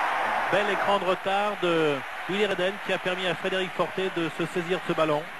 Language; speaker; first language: French; native; French